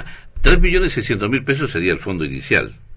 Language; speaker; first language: Spanish; native; Spanish